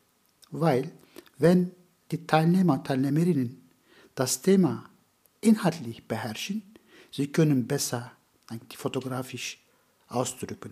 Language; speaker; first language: German; non-native, fluent; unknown